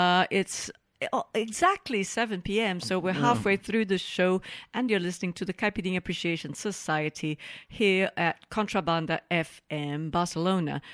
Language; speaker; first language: English; non-native, fluent; Portuguese